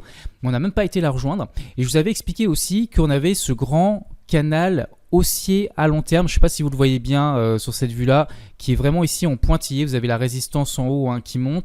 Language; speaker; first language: French; native; French